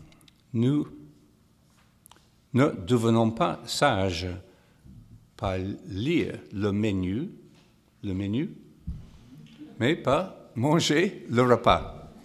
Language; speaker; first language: French; non-native, fluent; English